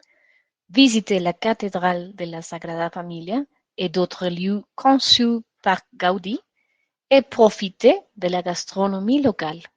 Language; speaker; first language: French; non-native, learner; Spanish